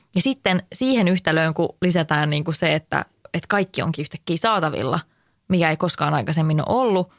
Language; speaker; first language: Finnish; native; Finnish